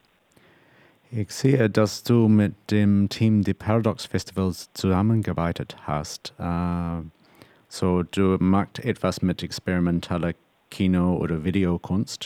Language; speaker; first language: German; non-native, learner; English